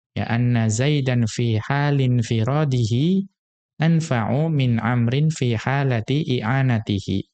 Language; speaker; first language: Arabic; non-native, fluent; Indonesian